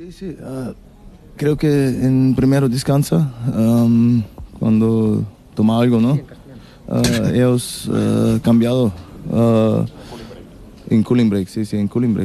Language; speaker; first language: Spanish; non-native, learner; German